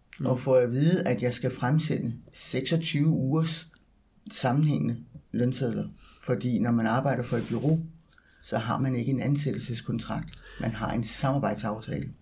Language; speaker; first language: Danish; native; Danish